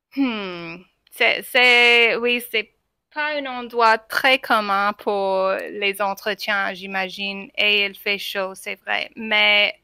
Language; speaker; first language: French; non-native, fluent; English